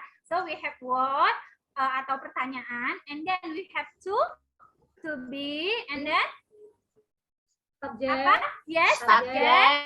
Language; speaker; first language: English; non-native, learner; Indonesian